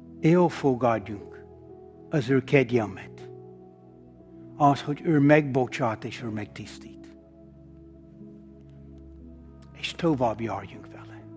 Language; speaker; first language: Hungarian; non-native, fluent; English